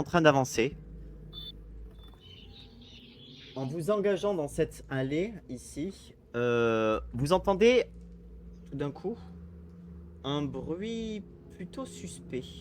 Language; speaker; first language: French; native; French